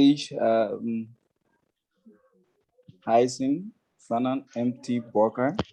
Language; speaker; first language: German; non-native, learner; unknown